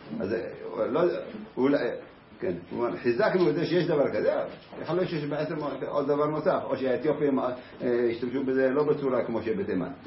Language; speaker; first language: Hebrew; native; Hebrew